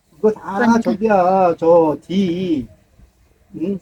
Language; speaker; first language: Korean; native; Korean